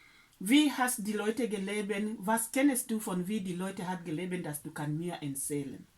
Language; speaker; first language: German; non-native, learner; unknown